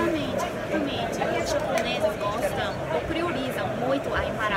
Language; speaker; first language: Portuguese; non-native, learner; Japanese